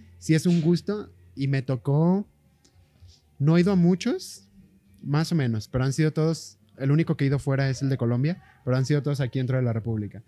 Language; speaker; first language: Spanish; native; Spanish